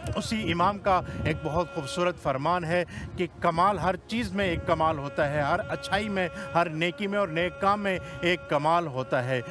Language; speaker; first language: Urdu; native; Urdu